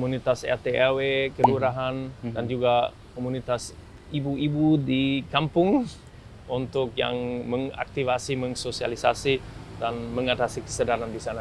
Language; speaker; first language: Indonesian; non-native, fluent; German